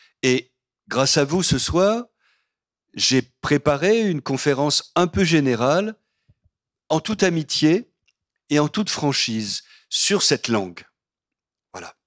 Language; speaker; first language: French; native; French